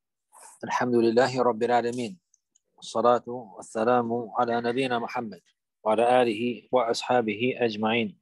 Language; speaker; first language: Arabic; non-native, fluent; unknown